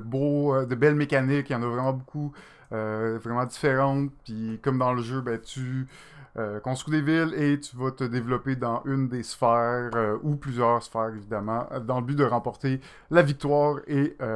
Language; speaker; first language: French; native; French